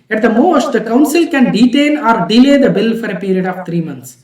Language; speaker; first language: English; non-native, local second language; Kannada